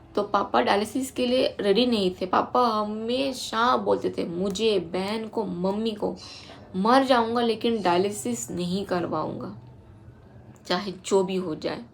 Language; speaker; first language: Hindi; non-native, local second language; Bangla